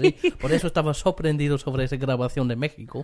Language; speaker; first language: Spanish; non-native, fluent; German